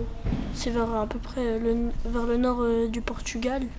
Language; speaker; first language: French; early bilingual, other home language; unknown